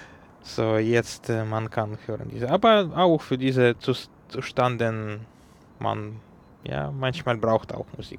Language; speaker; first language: German; non-native, learner; Ukrainian